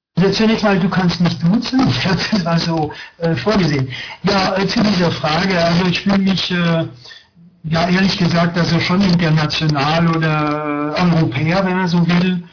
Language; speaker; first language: German; non-native, fluent; French